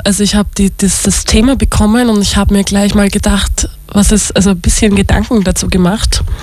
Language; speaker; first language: German; native; German